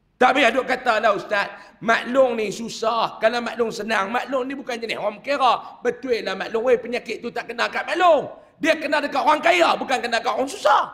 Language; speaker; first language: Malay; native; Malay